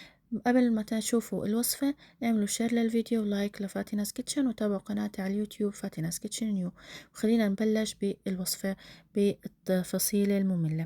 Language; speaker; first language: Arabic; native; Arabic